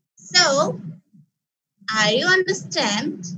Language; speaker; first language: English; non-native, local second language; Bangla